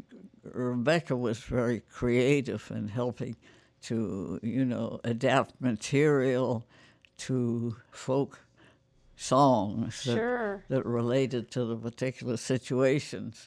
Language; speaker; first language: English; native; English